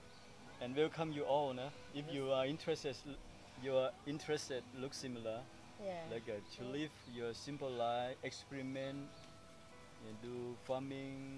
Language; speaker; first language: English; non-native, fluent; Thai